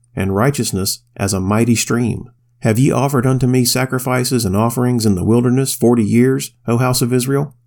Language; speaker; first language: English; native; English